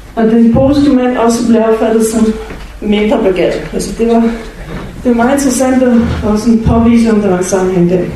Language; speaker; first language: Danish; non-native, fluent; Bulgarian